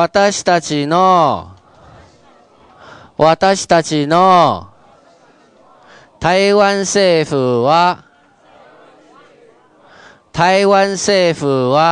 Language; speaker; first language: Japanese; non-native, fluent; Chinese